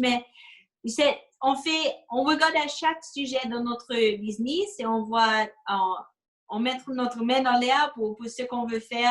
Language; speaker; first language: French; non-native, fluent; English